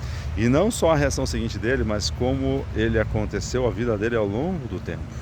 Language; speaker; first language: Portuguese; native; Portuguese